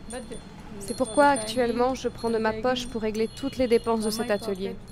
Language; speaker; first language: French; non-native, fluent; Malayalam